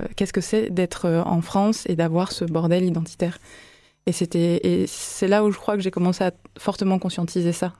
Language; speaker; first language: French; early bilingual, other home language; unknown